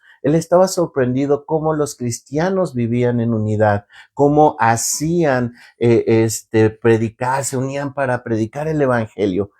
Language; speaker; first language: Spanish; native; Spanish